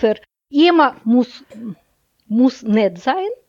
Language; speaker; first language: German; non-native, learner; Russian